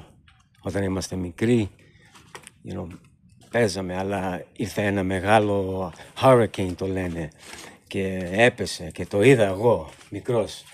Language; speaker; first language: Greek; early bilingual, heritage; Greek